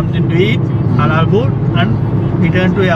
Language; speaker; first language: English; non-native, learner; Sinhala